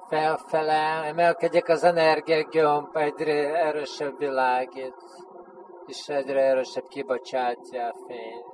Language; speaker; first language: Hungarian; non-native, fluent; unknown